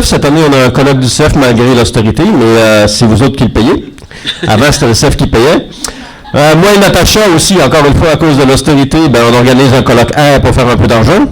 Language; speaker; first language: French; native; French